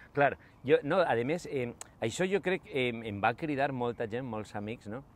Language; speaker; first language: Catalan; non-native, local second language; Spanish